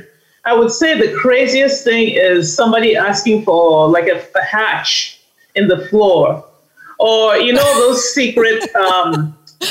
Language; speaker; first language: English; native; English